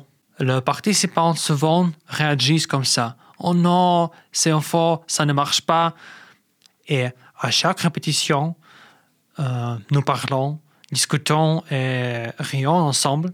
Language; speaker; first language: French; non-native, learner; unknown